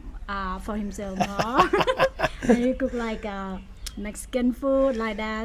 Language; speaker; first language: English; non-native, fluent; Thai